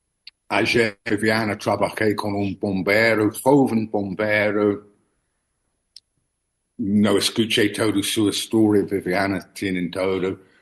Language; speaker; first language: Spanish; non-native, learner; English